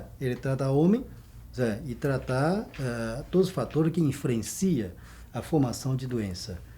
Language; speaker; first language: Portuguese; non-native, fluent; Chinese